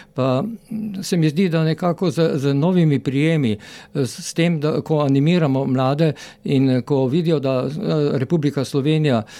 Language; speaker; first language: Slovenian; native; Slovenian